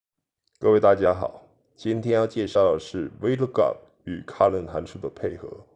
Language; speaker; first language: Chinese; native; Chinese